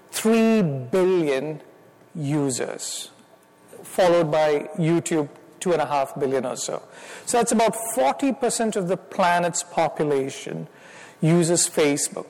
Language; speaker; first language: English; non-native, local second language; Malayalam